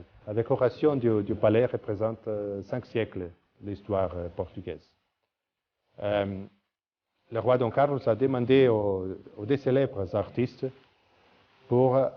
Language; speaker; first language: French; non-native, fluent; Portuguese